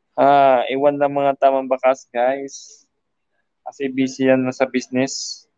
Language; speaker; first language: Filipino; native; Filipino